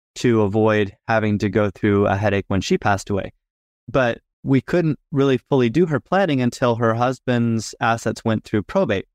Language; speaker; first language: English; native; English